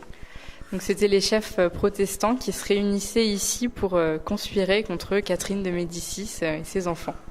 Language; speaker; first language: French; native; French